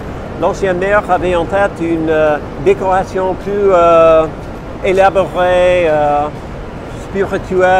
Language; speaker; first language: French; non-native, fluent; English